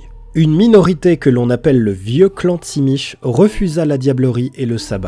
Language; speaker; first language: French; native; French